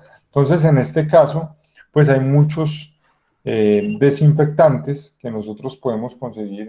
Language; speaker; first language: Spanish; native; Spanish